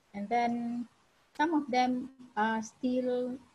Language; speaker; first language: English; non-native, local second language; Malay